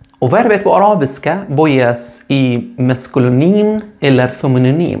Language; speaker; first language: Swedish; non-native, fluent; Arabic